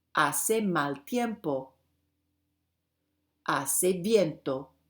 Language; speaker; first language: Spanish; non-native, fluent; English